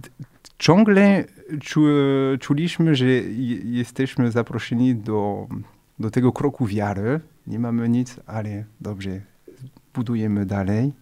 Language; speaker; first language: Polish; non-native, fluent; French